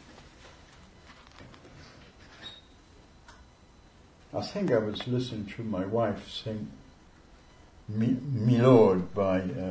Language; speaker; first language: English; non-native, fluent; Luxembourgish